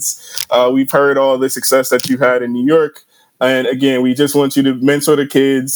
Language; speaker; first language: English; native; English